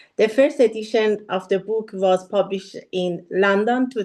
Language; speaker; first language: English; non-native, learner; Persian